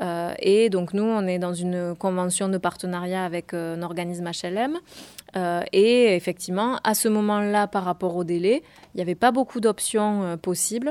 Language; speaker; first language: French; native; French